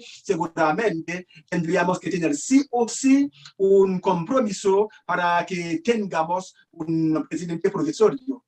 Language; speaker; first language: Spanish; non-native, learner; Haitian Creole